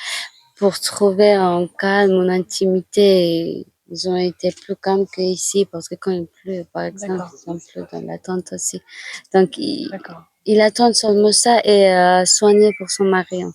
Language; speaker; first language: French; non-native, fluent; Georgian